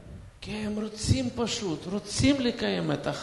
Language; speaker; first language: Hebrew; non-native, fluent; Russian